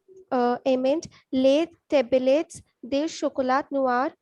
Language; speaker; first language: French; non-native, learner; Hindi